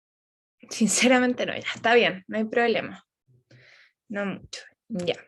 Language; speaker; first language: Spanish; native; Spanish